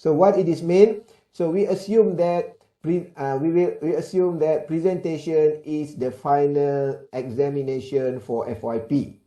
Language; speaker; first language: English; non-native, local second language; Malay